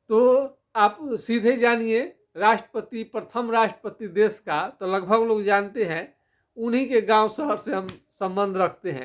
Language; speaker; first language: Hindi; non-native, local second language; Bhojpuri